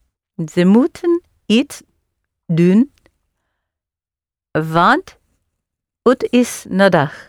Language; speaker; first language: Dutch; non-native, learner; English